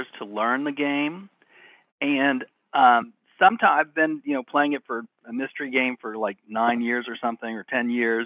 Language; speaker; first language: English; native; English